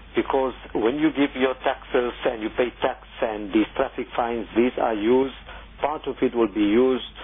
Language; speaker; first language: English; native; English